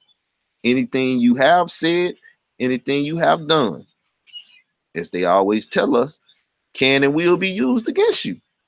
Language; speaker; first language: English; native; English